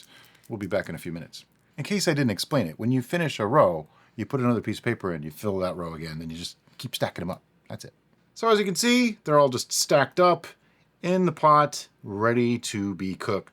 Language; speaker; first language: English; native; English